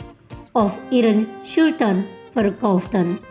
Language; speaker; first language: German; non-native, learner; Indonesian